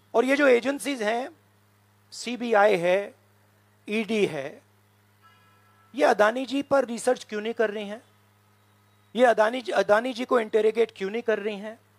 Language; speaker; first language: Hindi; native; Hindi